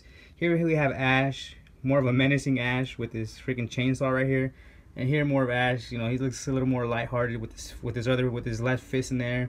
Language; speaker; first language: English; native; English